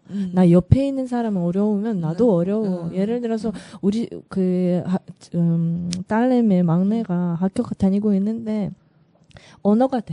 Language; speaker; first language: Korean; non-native, learner; Russian